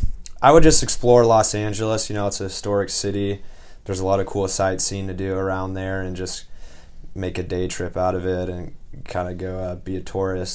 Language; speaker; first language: English; native; English